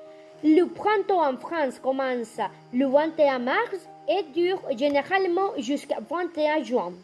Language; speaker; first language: French; non-native, learner; Spanish